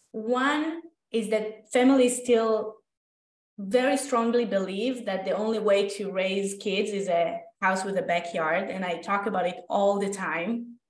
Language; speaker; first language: English; non-native, fluent; Hebrew